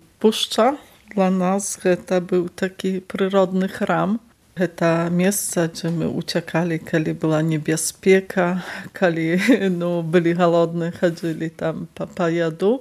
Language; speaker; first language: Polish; non-native, local second language; Belarusian